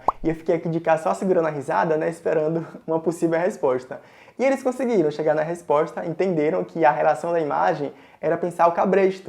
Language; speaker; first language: Portuguese; native; Portuguese